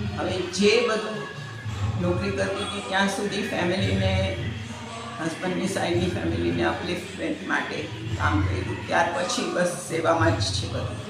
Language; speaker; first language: Gujarati; early bilingual, heritage; Gujarati